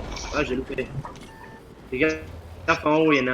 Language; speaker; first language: French; native; French